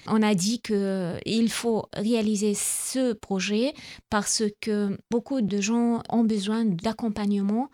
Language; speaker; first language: French; non-native, local second language; Arabic